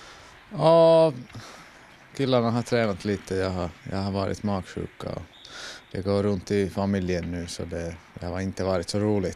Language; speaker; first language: Swedish; non-native, fluent; Finnish